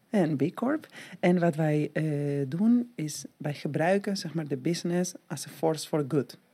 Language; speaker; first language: Dutch; non-native, fluent; Spanish